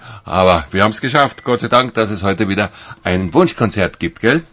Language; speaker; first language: German; native; German